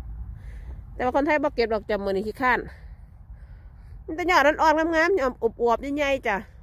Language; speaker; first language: Thai; non-native, local second language; Lao